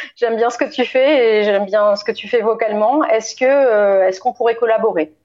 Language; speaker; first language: French; native; French